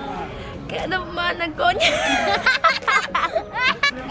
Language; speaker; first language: Hungarian; non-native, learner; Chinese